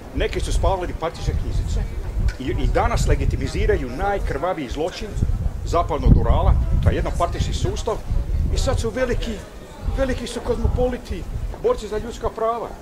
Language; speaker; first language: Bosnian; early bilingual, heritage; Croatian